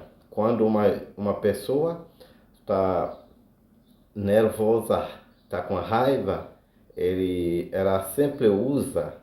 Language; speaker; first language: Portuguese; non-native, learner; Haitian Creole